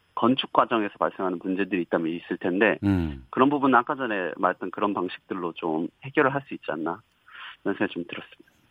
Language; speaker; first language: Korean; native; Korean